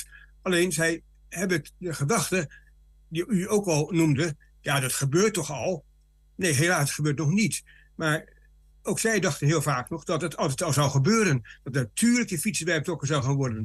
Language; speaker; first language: Dutch; native; Dutch